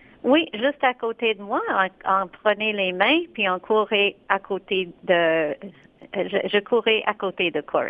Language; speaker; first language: French; non-native, local second language; English